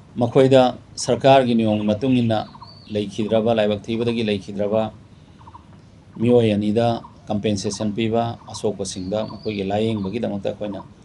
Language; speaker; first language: Manipuri; non-native, local second language; Tangkhul Naga (India)